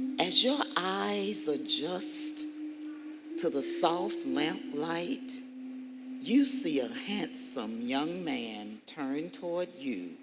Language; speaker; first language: English; native; English